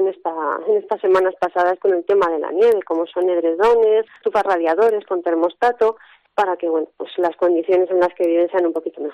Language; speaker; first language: Spanish; native; Spanish